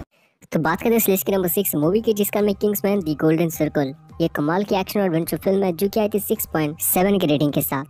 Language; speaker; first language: Hindi; native; Hindi